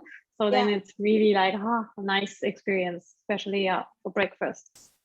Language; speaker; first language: English; non-native, fluent; German